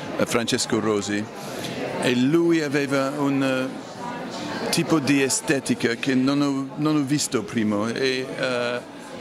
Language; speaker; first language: Italian; non-native, fluent; English